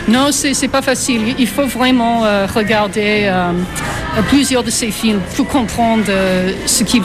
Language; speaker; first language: French; non-native, fluent; English